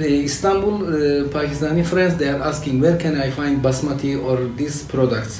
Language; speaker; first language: English; non-native, fluent; Turkish